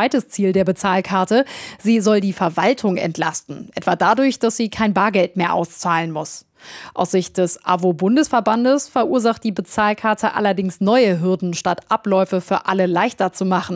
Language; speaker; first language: German; native; German